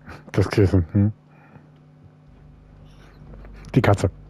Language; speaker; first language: German; native; German